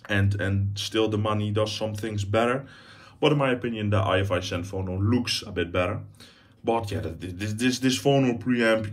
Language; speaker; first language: English; non-native, fluent; Dutch